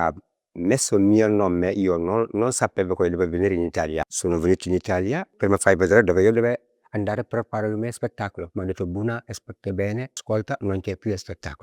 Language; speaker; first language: Italian; non-native, learner; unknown